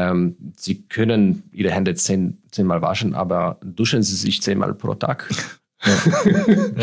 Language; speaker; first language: German; non-native, fluent; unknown